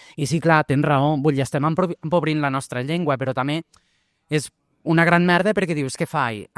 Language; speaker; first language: Catalan; early bilingual, other home language; Portuguese